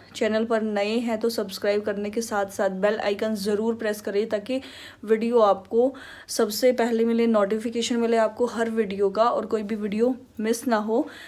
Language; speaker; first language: Hindi; native; Hindi